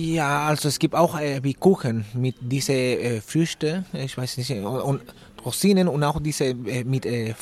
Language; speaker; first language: German; non-native, learner; Spanish